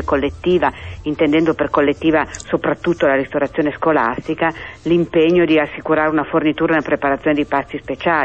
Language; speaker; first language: Italian; native; Italian